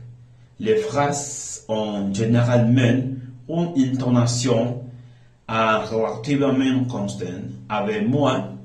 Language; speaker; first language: French; non-native, learner; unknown